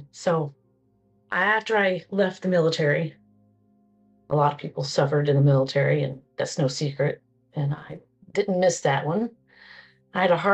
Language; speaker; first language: English; native; English